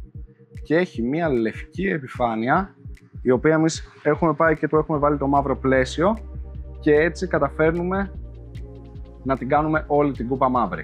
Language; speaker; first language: Greek; native; Greek